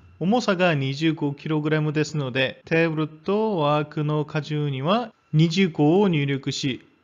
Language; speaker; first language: Japanese; non-native, fluent; Korean